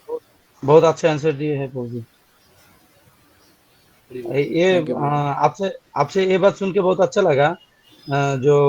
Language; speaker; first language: Hindi; non-native, local second language; Bangla